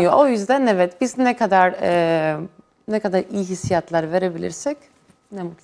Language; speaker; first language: Turkish; non-native, fluent; Greek